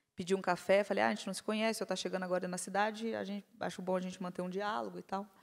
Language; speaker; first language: Portuguese; native; Portuguese